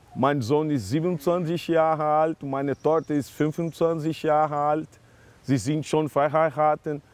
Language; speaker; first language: German; non-native, learner; Portuguese